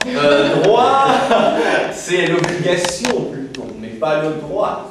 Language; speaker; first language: French; non-native, fluent; Russian